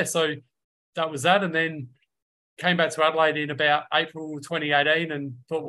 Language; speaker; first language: English; native; English